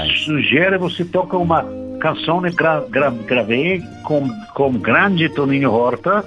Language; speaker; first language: Portuguese; non-native, learner; German